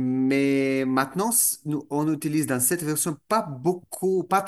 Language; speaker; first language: French; non-native, fluent; Russian